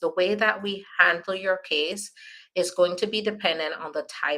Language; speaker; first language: English; native; English